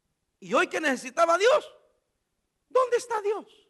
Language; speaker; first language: Spanish; native; Spanish